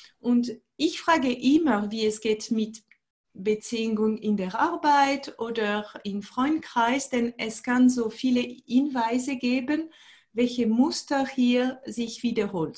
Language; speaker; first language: German; non-native, fluent; French